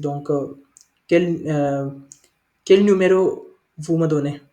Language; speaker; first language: French; non-native, learner; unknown